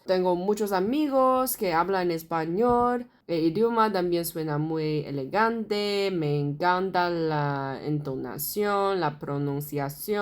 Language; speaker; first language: Spanish; non-native, learner; Chinese